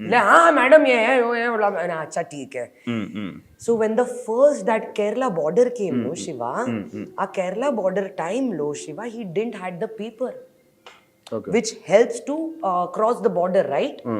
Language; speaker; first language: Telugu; non-native, learner; Hindi